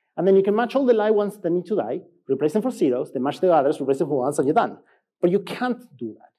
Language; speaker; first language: English; non-native, fluent; Spanish